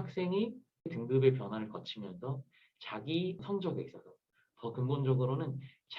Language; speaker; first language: Korean; native; Korean